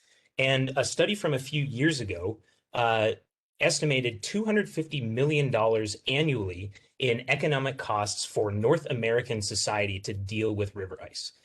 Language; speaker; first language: English; native; English